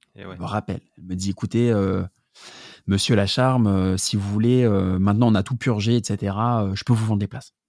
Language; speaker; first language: French; native; French